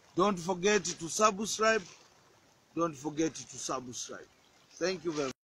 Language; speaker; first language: English; non-native, local second language; Swahili